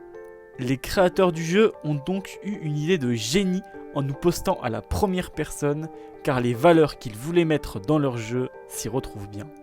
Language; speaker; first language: French; native; French